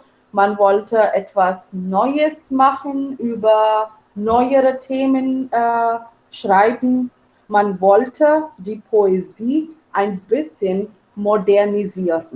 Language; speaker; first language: German; non-native, fluent; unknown